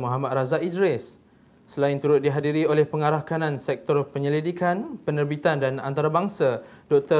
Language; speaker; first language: Malay; native; Malay